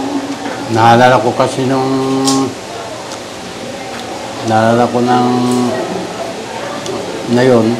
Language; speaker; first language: Filipino; non-native, learner; Japanese